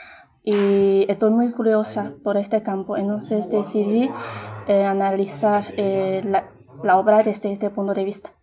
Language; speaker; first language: Spanish; non-native, fluent; Chinese